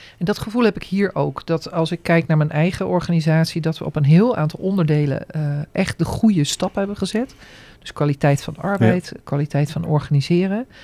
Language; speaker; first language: Dutch; native; Dutch